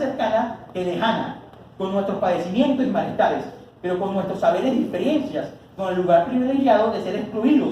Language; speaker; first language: Spanish; native; Spanish